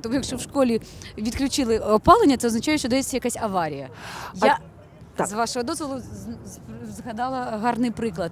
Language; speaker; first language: Ukrainian; native; Ukrainian